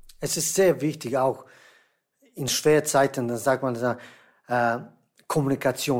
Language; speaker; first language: German; non-native, fluent; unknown